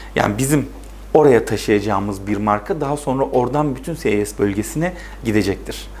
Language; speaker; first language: Turkish; native; Turkish